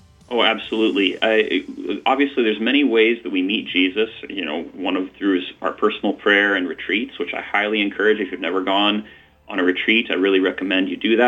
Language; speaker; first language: English; native; English